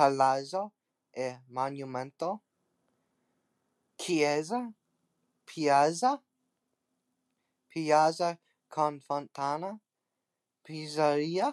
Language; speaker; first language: Italian; non-native, learner; English